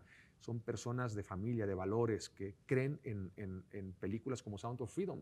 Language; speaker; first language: Spanish; native; Spanish